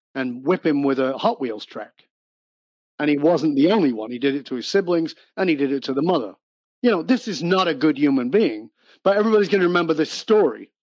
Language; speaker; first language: English; native; English